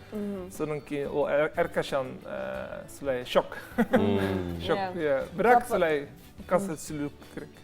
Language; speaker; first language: Kazakh; non-native, learner; Dutch